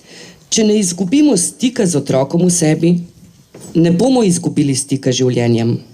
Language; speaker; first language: Slovenian; native; Slovenian